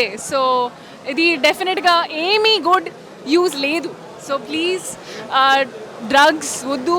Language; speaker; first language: Telugu; non-native, learner; Hindi